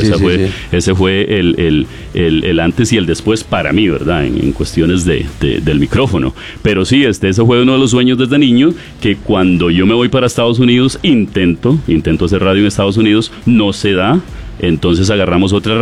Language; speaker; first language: Spanish; native; Spanish